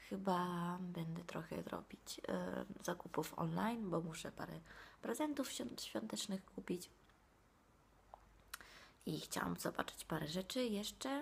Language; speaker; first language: Polish; non-native, fluent; Italian